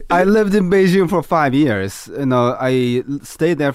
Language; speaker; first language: English; non-native, fluent; Chinese